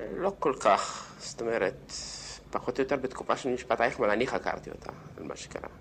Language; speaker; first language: Hebrew; non-native, fluent; Russian